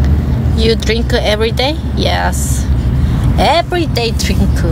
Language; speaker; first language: English; non-native, learner; Korean